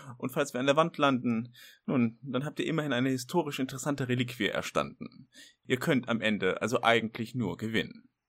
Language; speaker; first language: German; native; German